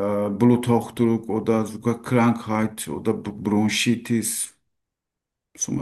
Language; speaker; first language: German; non-native, learner; Turkish